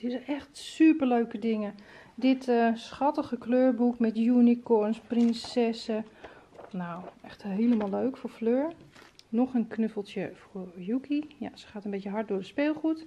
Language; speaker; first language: Dutch; native; Dutch